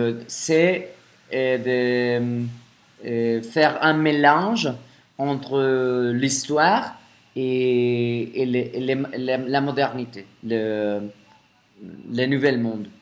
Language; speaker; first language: French; non-native, fluent; Spanish